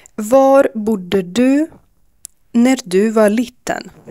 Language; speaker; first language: Swedish; non-native, learner; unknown